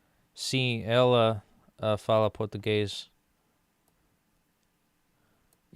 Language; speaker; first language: Portuguese; non-native, learner; English